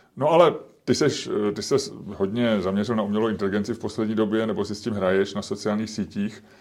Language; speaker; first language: Czech; native; Czech